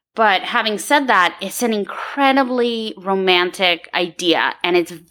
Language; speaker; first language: English; early bilingual, other home language; Ukrainian